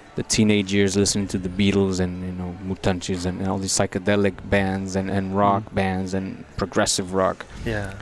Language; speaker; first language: English; non-native, fluent; Portuguese